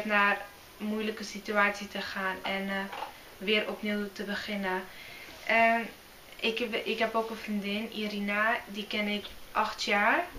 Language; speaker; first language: Dutch; early bilingual, other home language; Arabic